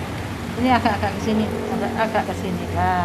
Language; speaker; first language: Indonesian; non-native, local second language; Javanese